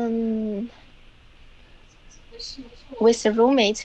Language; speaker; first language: English; non-native, learner; Chinese